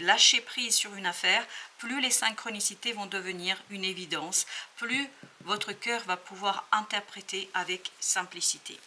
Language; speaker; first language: French; native; French